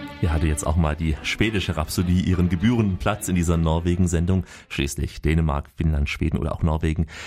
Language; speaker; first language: German; native; German